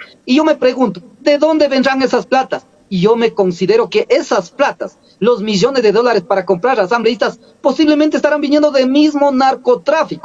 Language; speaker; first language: Spanish; native; Spanish